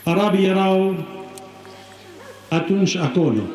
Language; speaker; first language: Romanian; non-native, fluent; Arabic